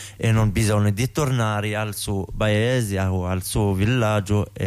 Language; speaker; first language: Italian; non-native, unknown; Arabic